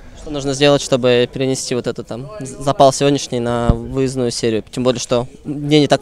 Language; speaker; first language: Russian; native; Russian